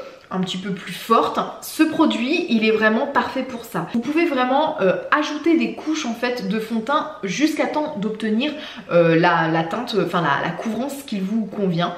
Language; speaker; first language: French; native; French